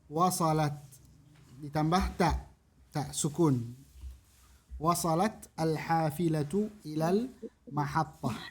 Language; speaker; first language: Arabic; non-native, fluent; Indonesian